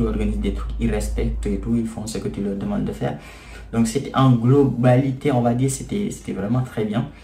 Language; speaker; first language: French; non-native, local second language; Wolof